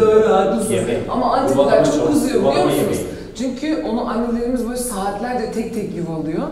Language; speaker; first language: Turkish; native; Turkish